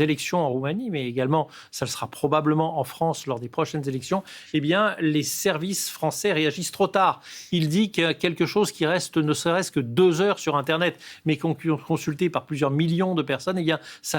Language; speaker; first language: French; native; French